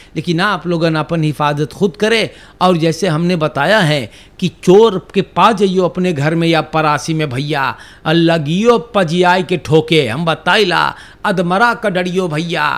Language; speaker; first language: Hindi; non-native, local second language; Caribbean Hindustani